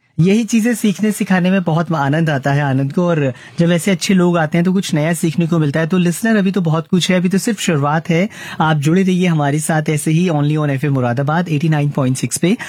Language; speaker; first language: Hindi; native; Hindi